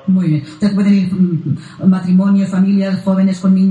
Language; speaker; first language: Spanish; non-native, local second language; Catalan